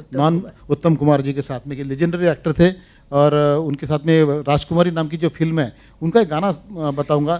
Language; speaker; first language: Hindi; non-native, local second language; Marathi